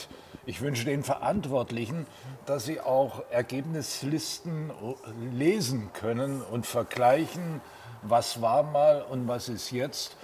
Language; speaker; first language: German; native; German